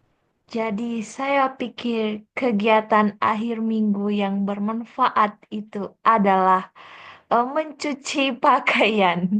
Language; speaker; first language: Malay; non-native, fluent; Korean